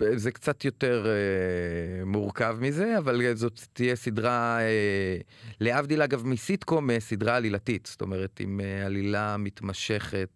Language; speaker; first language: Hebrew; native; Hebrew